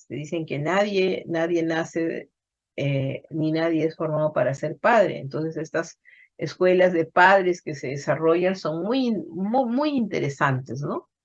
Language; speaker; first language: Spanish; native; Spanish